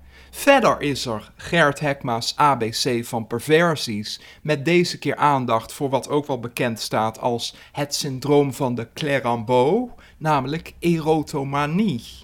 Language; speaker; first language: Dutch; native; Dutch